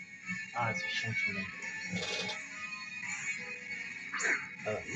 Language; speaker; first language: French; native; French